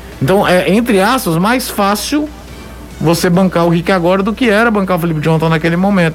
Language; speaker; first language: Portuguese; native; Portuguese